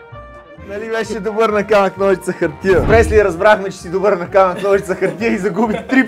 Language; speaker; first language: Bulgarian; native; Bulgarian